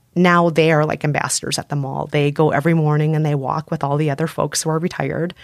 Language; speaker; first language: English; native; English